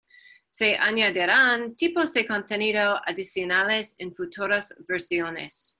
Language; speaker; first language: Spanish; non-native, fluent; English